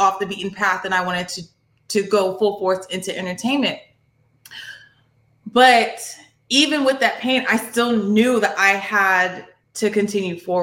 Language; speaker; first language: English; native; English